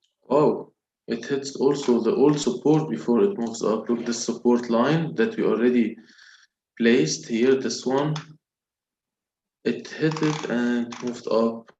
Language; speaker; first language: English; non-native, local second language; Arabic